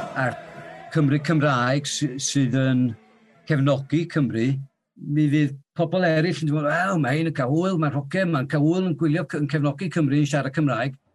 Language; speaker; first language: Welsh; non-native, local second language; English